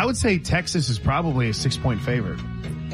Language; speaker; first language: English; native; English